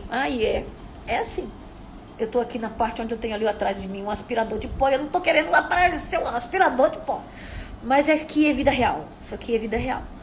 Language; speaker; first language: Portuguese; native; Portuguese